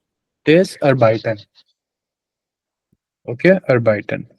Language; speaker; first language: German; non-native, fluent; Hindi